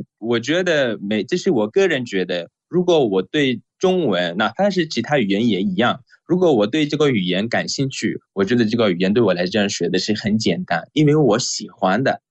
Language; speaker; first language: Chinese; non-native, fluent; Persian